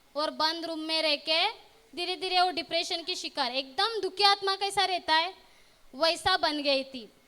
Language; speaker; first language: Hindi; non-native, local second language; Marathi